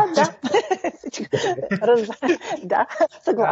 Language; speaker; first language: Bulgarian; early bilingual, heritage; Bulgarian